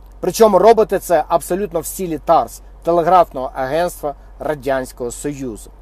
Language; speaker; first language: Ukrainian; native; Ukrainian